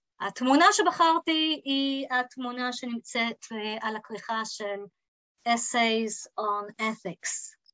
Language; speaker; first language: Hebrew; early bilingual, other home language; English